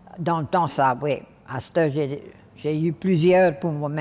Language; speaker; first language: French; non-native, local second language; English